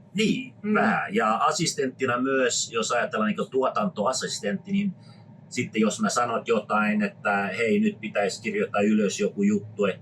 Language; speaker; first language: Finnish; non-native, fluent; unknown